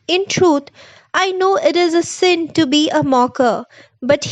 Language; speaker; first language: English; non-native, local second language; Bangla